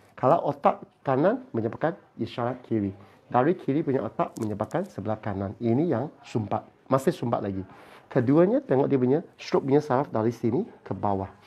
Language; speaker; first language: Malay; non-native, local second language; Chinese